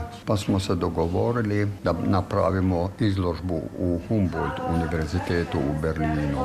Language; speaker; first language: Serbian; non-native, fluent; German